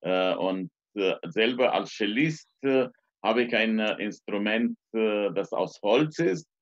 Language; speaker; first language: German; non-native, fluent; Romanian